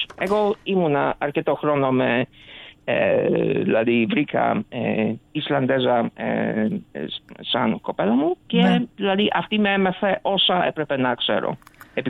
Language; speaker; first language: Greek; early bilingual, other home language; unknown